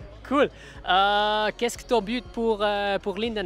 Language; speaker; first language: French; non-native, local second language; German